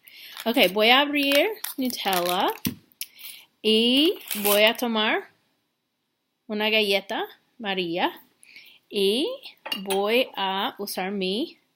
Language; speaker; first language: Spanish; non-native, fluent; English